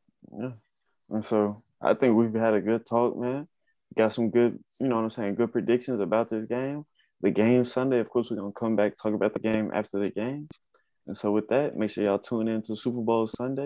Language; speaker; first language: English; native; English